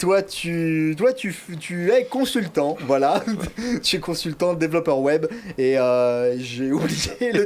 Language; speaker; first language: French; native; French